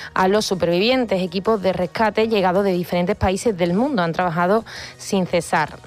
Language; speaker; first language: Spanish; native; Spanish